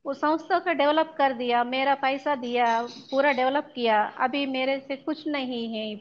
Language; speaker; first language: Hindi; non-native, local second language; Telugu